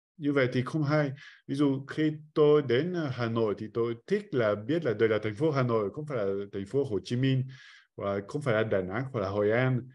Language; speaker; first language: Vietnamese; non-native, fluent; French